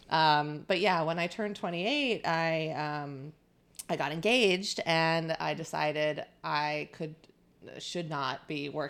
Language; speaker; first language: English; native; English